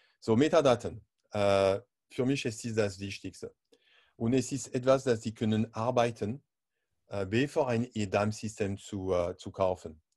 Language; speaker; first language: German; non-native, learner; French